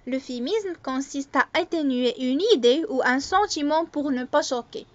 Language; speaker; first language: French; non-native, local second language; Arabic